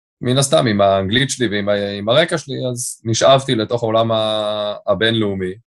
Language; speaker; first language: Hebrew; native; Hebrew